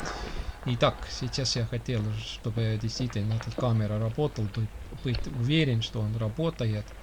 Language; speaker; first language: Russian; non-native, local second language; Estonian